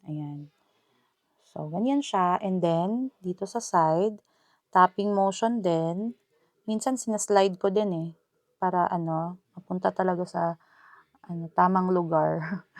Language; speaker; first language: Filipino; non-native, local second language; Hiligaynon